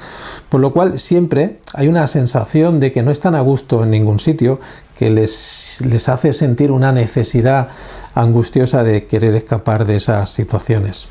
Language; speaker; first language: Spanish; native; Spanish